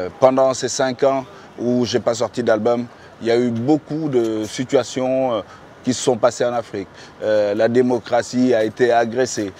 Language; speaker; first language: French; non-native, local second language; Wolof